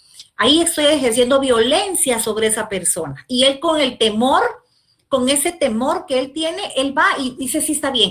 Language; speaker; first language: Spanish; native; Spanish